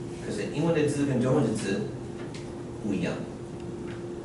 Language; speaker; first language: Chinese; non-native, learner; English